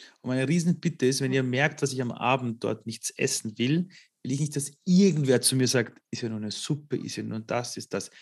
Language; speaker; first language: German; early bilingual, other home language; Persian